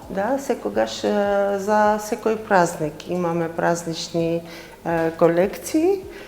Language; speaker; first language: Macedonian; non-native, fluent; Armenian